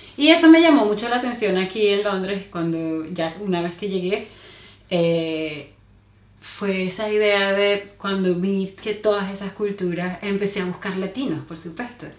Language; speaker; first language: Spanish; native; Spanish